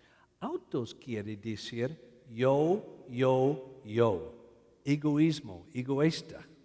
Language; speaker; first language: Spanish; non-native, learner; English